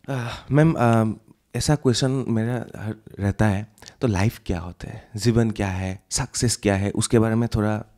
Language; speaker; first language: Hindi; non-native, local second language; Assamese